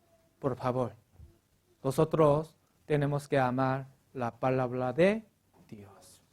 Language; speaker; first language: Spanish; non-native, learner; Korean